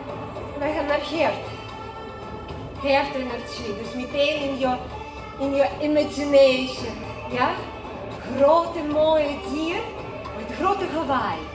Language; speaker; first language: Dutch; non-native, learner; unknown